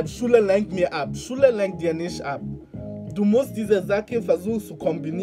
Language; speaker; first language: German; non-native, learner; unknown